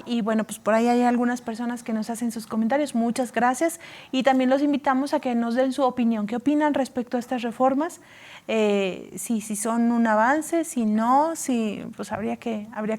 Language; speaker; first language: Spanish; native; Spanish